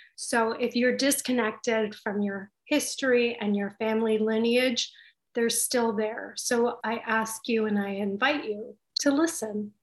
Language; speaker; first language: English; native; English